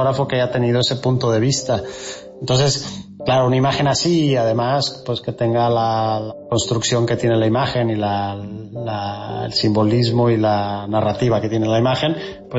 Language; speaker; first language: Spanish; native; Spanish